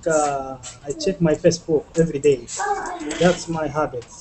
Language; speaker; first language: English; non-native, learner; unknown